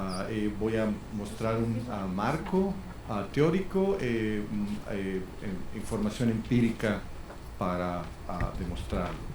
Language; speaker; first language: Portuguese; non-native, learner; Spanish